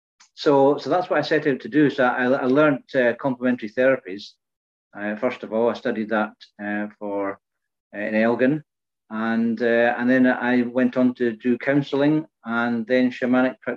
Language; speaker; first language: English; native; English